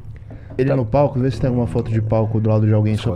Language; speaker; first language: Portuguese; native; Portuguese